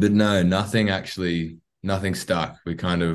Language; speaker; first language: English; native; English